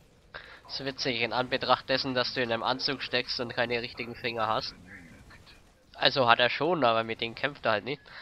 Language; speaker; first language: German; native; German